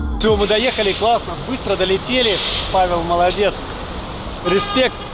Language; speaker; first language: Russian; native; Russian